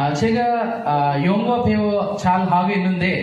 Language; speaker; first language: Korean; non-native, learner; Telugu